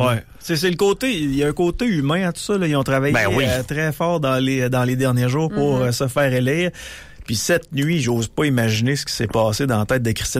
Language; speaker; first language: French; native; French